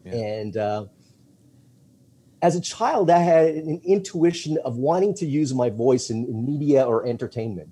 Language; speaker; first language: English; native; English